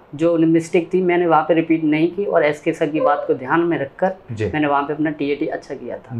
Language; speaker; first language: Hindi; native; Hindi